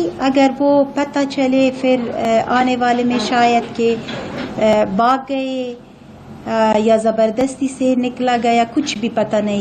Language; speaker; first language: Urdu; non-native, fluent; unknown